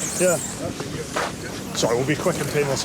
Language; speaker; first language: English; native; English